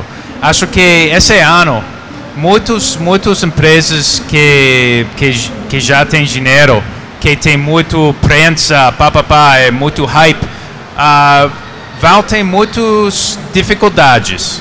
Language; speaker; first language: Portuguese; non-native, fluent; English